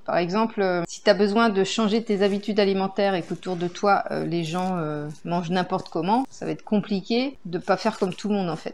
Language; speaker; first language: French; native; French